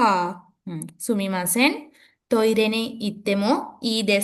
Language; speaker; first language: Japanese; non-native, fluent; Sinhala